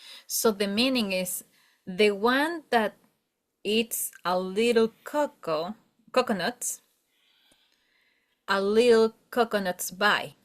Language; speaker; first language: English; non-native, learner; Spanish